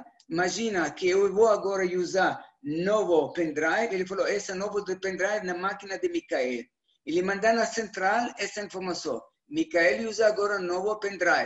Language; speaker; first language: Portuguese; non-native, learner; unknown